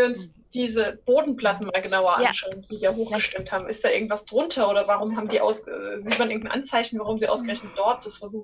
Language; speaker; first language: German; native; German